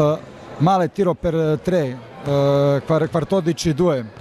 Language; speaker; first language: Italian; non-native, learner; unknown